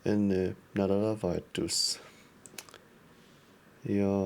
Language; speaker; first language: Estonian; non-native, learner; English